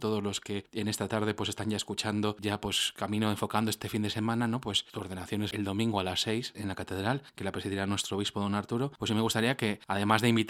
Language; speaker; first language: Spanish; native; Spanish